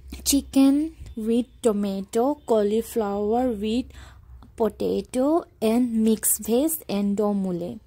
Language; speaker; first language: Hindi; non-native, local second language; Assamese